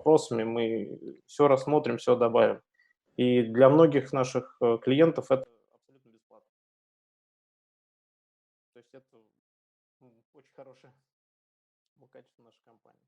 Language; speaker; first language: Russian; native; Russian